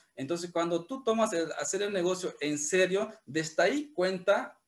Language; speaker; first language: Spanish; native; Spanish